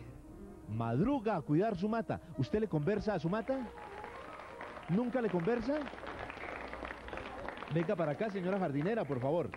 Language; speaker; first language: Spanish; native; Spanish